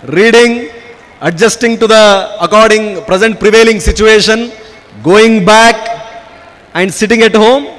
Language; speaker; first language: English; non-native, local second language; Kannada